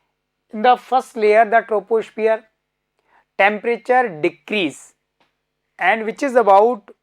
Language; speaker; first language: English; non-native, local second language; Hindi